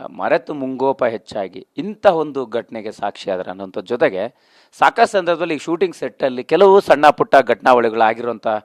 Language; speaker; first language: Kannada; native; Kannada